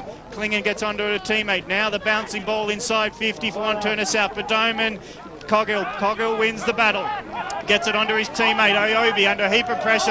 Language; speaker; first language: English; native; English